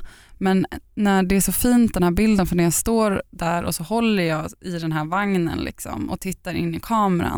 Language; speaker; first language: Swedish; native; Swedish